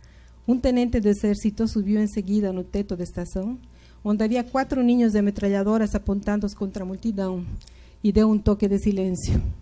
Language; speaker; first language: Portuguese; non-native, fluent; Spanish